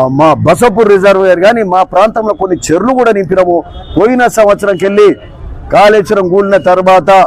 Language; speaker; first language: Telugu; native; Telugu